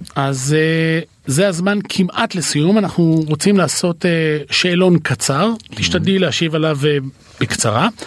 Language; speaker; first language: Hebrew; native; Hebrew